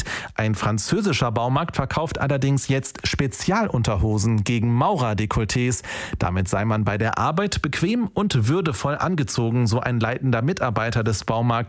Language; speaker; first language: German; native; German